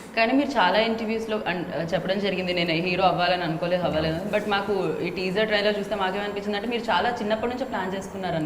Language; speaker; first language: Telugu; native; Telugu